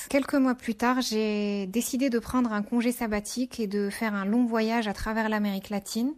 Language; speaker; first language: French; non-native, local second language; Arabic